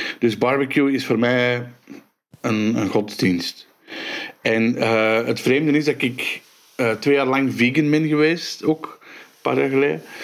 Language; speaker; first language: Dutch; native; Dutch